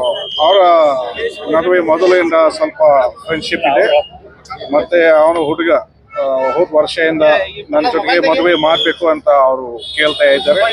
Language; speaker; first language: Kannada; non-native, local second language; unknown